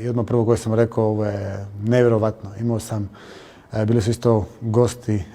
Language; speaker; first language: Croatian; early bilingual, heritage; Croatian